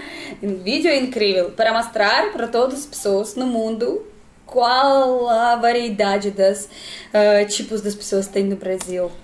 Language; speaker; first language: Portuguese; non-native, learner; Russian